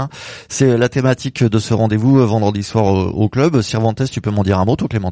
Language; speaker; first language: French; native; French